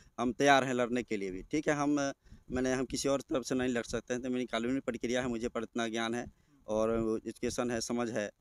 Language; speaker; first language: Hindi; native; Hindi